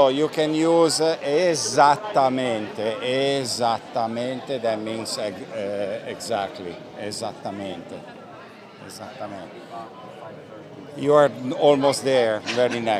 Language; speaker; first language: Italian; native; Italian